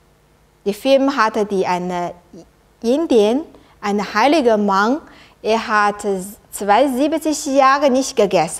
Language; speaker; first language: German; non-native, learner; Chinese